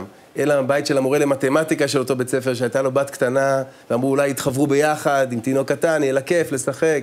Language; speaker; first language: Hebrew; native; Hebrew